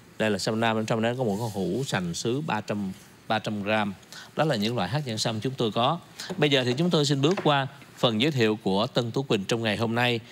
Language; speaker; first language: Vietnamese; native; Vietnamese